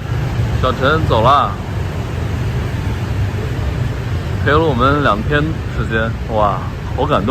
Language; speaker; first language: Chinese; native; Chinese